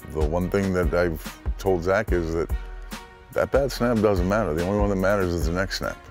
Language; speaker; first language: English; native; English